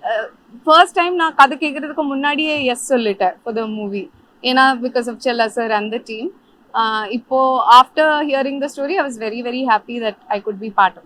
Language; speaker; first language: Tamil; non-native, fluent; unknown